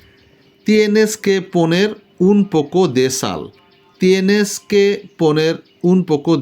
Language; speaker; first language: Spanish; non-native, fluent; Bangla